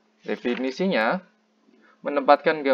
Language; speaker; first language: Indonesian; native; Indonesian